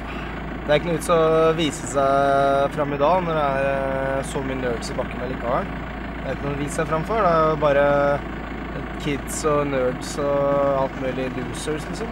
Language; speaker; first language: Norwegian; native; Norwegian